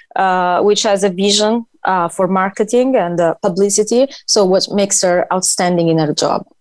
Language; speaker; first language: English; non-native, fluent; Italian